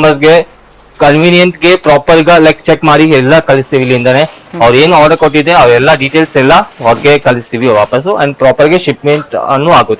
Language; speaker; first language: Kannada; non-native, local second language; Telugu